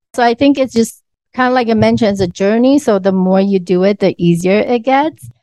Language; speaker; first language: English; early bilingual, other home language; Chinese